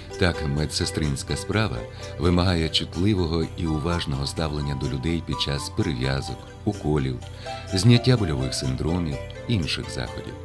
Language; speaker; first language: Ukrainian; native; Ukrainian